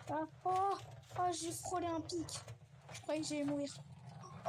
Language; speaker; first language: French; native; French